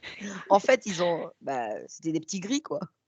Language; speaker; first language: French; native; French